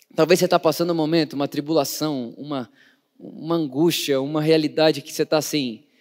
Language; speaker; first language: Portuguese; native; Portuguese